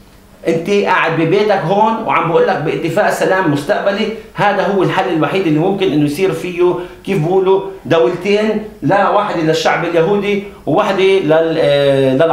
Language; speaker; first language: Arabic; native; Arabic